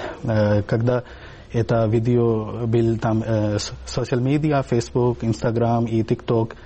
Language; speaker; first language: Russian; non-native, learner; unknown